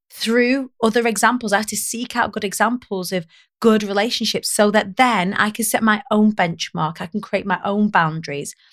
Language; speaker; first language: English; native; English